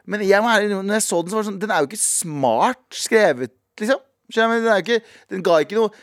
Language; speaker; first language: Norwegian; early bilingual, other home language; Kurdish